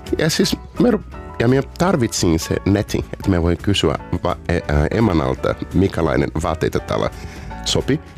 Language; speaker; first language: Finnish; non-native, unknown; Portuguese